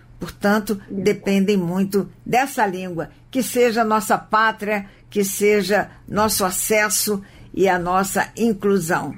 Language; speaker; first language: Portuguese; native; Portuguese